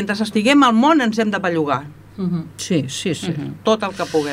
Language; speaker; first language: Catalan; native; Catalan